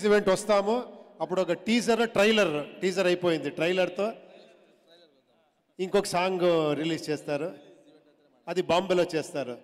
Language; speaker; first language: Telugu; non-native, local second language; Kannada